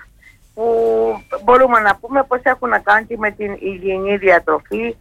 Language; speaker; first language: Greek; native; Greek